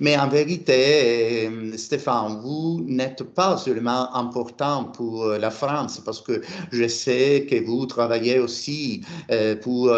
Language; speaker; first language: French; non-native, fluent; Italian